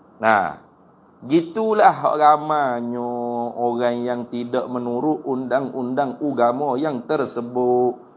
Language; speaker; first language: Malay; native; Malay